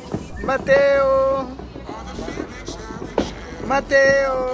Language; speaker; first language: Spanish; native; Spanish